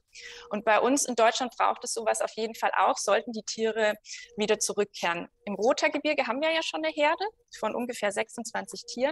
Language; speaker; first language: German; native; German